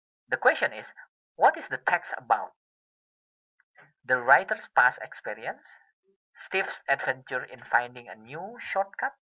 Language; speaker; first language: English; non-native, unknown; Indonesian